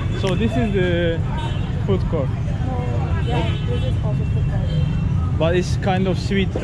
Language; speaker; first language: English; non-native, learner; Turkish